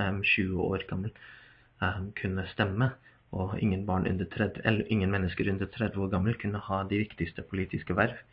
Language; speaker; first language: Norwegian; non-native, fluent; English